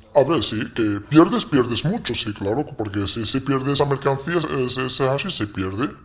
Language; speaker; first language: Spanish; non-native, fluent; Arabic